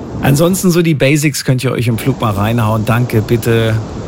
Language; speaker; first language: German; native; German